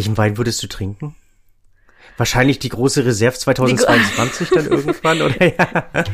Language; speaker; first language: German; native; German